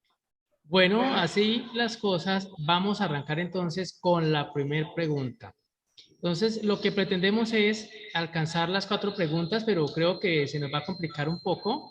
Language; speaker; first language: Spanish; native; Spanish